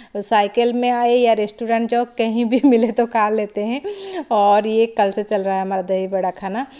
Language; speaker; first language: Hindi; non-native, local second language; Odia